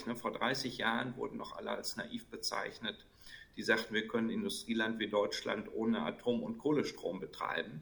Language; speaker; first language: German; native; German